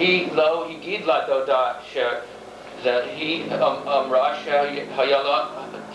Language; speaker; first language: Hebrew; non-native, learner; English